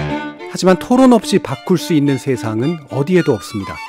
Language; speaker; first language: Korean; native; Korean